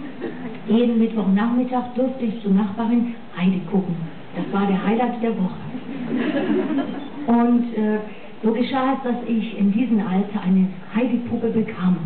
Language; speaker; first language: German; non-native, fluent; English